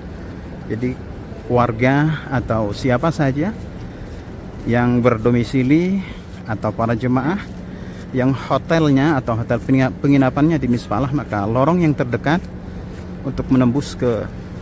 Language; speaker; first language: Indonesian; native; Indonesian